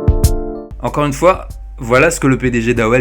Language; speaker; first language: French; native; French